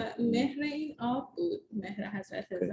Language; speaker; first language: Persian; early bilingual, heritage; Persian